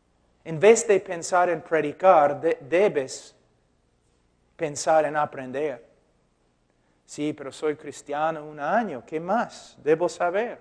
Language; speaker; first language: Spanish; non-native, fluent; English